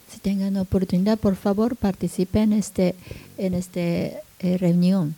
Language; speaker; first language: Spanish; non-native, learner; Japanese